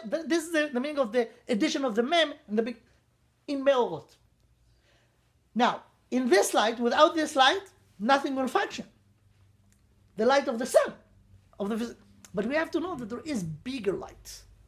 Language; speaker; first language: English; non-native, fluent; Hebrew